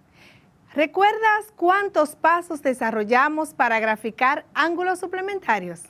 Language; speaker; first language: Spanish; native; Spanish